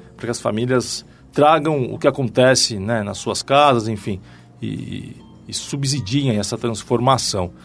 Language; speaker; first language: Portuguese; native; Portuguese